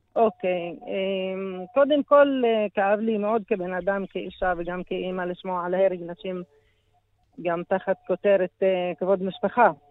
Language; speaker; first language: Hebrew; non-native, local second language; Arabic